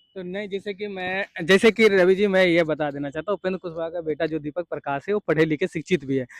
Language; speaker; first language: Hindi; native; Hindi